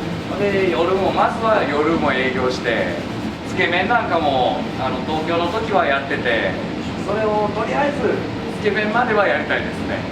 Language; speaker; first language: Japanese; native; Japanese